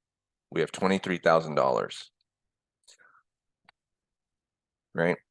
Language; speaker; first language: English; early bilingual, other home language; Korean